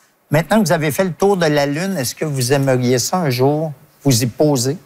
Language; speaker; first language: French; native; French